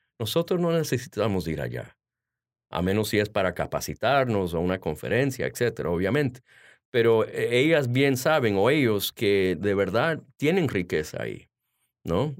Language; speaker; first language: Spanish; early bilingual, heritage; Spanish